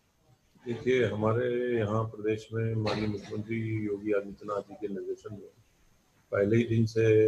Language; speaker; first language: Hindi; native; Hindi